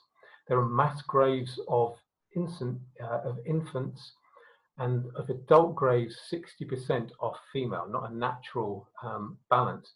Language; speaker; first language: English; native; English